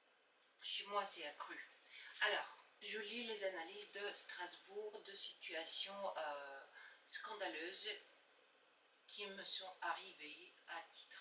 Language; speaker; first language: French; non-native, fluent; Bulgarian